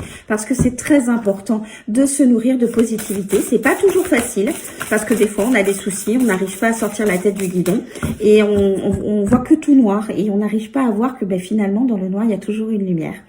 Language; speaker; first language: French; native; French